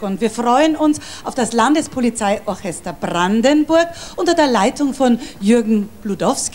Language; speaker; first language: German; native; German